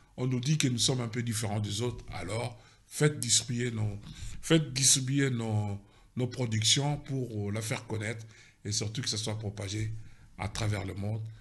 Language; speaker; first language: French; non-native, local second language; Lingala